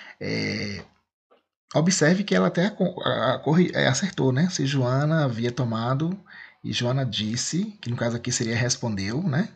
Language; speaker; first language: Portuguese; native; Portuguese